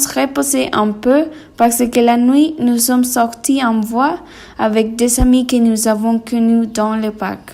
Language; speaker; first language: French; non-native, learner; Spanish